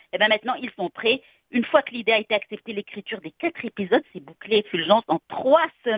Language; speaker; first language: French; native; French